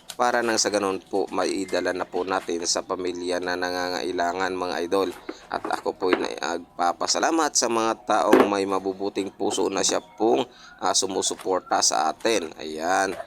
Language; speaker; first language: Filipino; non-native, local second language; Hiligaynon